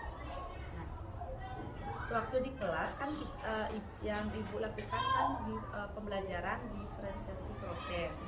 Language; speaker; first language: Indonesian; native; Indonesian